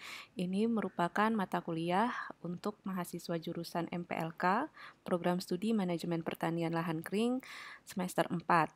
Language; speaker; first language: Indonesian; native; Indonesian